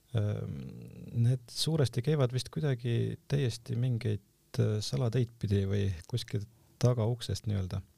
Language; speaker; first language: Estonian; native; Estonian